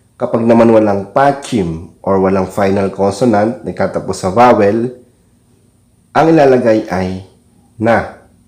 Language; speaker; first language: Filipino; native; Filipino